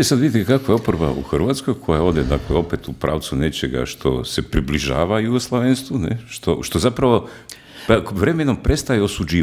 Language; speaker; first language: Croatian; native; Croatian